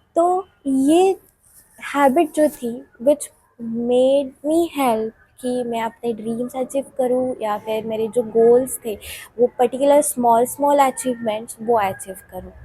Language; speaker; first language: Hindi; non-native, local second language; Marathi